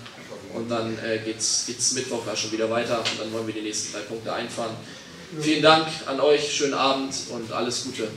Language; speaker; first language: German; native; German